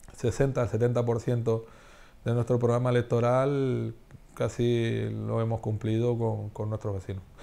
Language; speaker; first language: Spanish; native; Spanish